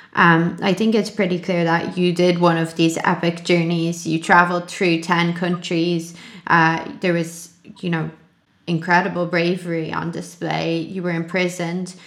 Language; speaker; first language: English; native; English